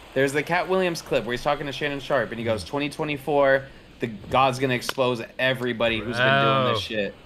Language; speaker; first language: English; native; English